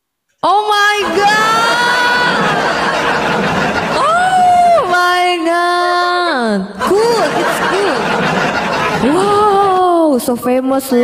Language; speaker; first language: English; non-native, learner; Indonesian